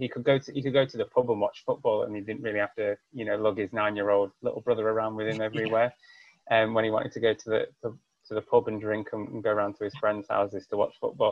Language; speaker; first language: English; native; English